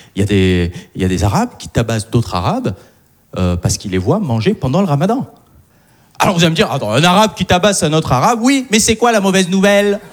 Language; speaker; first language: French; native; French